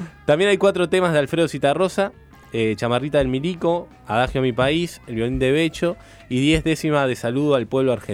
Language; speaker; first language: Spanish; native; Spanish